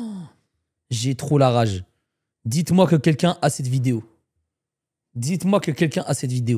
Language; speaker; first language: French; native; French